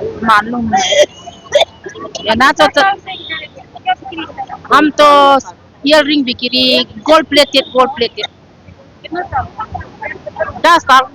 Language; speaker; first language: Hindi; non-native, local second language; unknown